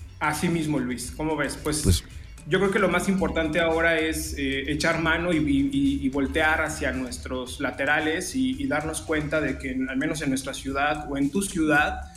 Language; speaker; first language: Spanish; native; Spanish